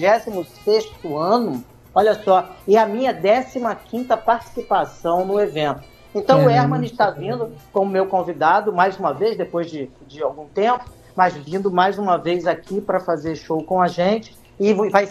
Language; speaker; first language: Portuguese; native; Portuguese